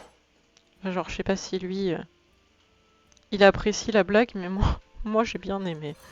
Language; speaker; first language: French; native; French